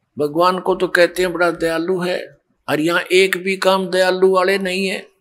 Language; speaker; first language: Hindi; native; Hindi